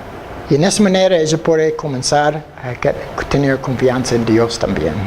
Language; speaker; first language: Spanish; non-native, fluent; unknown